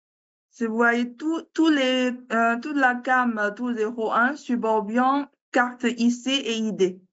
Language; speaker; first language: French; non-native, learner; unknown